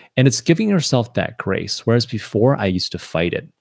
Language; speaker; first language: English; early bilingual, other home language; Chinese